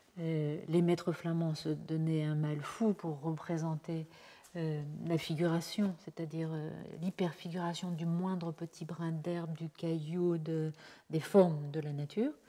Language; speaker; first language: French; native; French